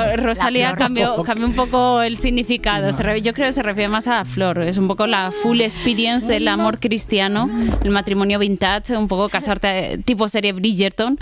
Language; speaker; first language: Spanish; native; Spanish